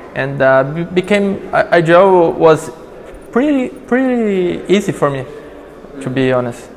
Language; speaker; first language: English; non-native, learner; Portuguese